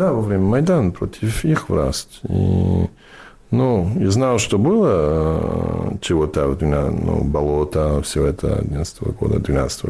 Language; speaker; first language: Russian; non-native, fluent; English